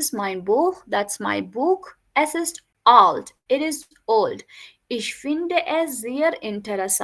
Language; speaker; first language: German; non-native, learner; Hindi